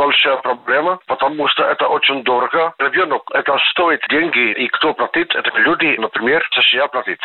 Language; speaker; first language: Russian; non-native, fluent; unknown